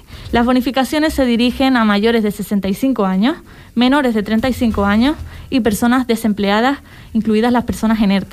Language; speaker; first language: Spanish; native; Spanish